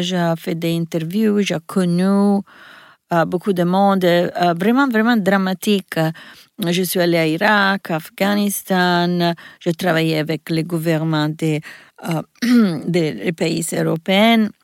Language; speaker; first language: French; non-native, learner; Italian